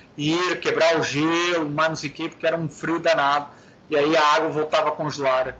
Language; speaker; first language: Portuguese; native; Portuguese